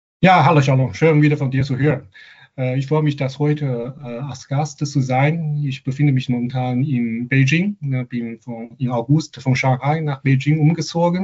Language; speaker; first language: German; non-native, fluent; Chinese